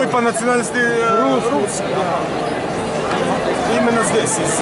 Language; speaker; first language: Russian; non-native, learner; Croatian